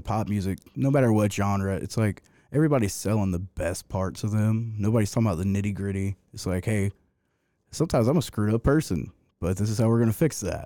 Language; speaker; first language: English; native; English